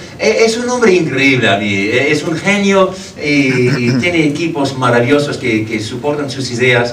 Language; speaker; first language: Spanish; non-native, fluent; English